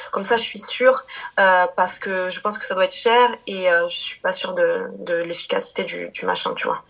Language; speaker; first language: French; early bilingual, other home language; Portuguese